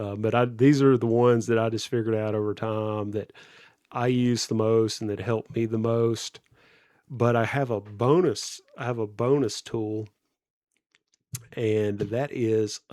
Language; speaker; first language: English; native; English